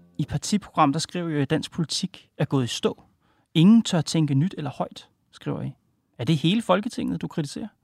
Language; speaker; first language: Danish; native; Danish